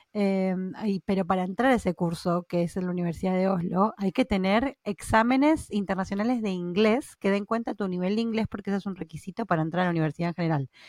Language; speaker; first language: Spanish; native; Spanish